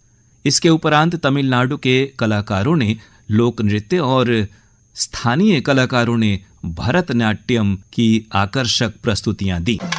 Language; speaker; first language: Hindi; native; Hindi